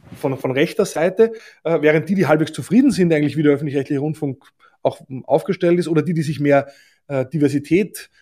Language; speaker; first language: German; native; German